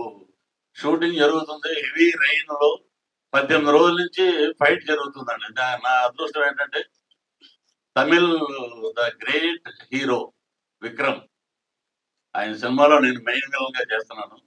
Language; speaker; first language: Telugu; native; Telugu